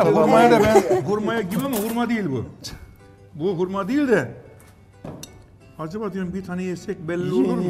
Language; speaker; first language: Turkish; native; Turkish